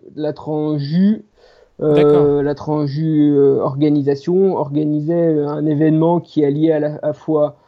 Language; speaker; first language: French; native; French